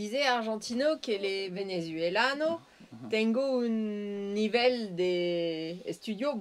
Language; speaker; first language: Spanish; non-native, learner; French